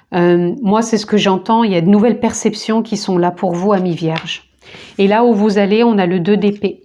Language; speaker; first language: French; native; French